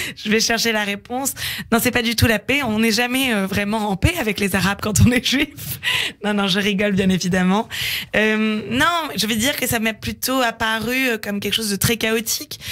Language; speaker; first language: French; native; French